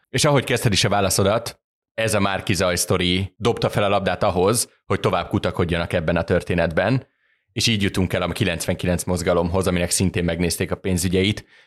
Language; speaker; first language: Hungarian; native; Hungarian